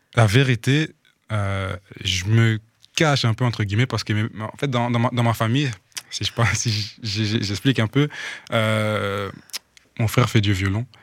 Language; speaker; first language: French; non-native, local second language; Rundi